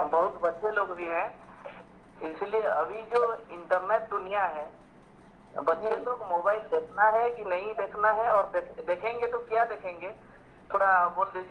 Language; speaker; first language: Hindi; non-native, local second language; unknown